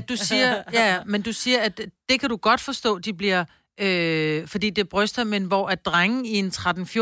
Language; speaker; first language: Danish; native; Danish